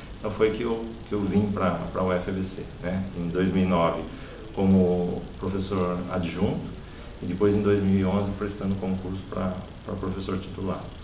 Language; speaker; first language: Portuguese; native; Portuguese